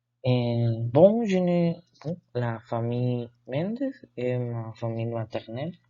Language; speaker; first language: French; non-native, learner; Spanish